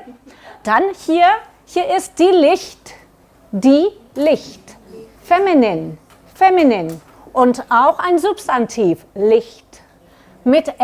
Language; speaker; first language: German; non-native, learner; Catalan